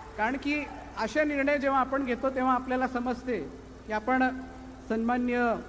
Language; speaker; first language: Marathi; non-native, local second language; Lambadi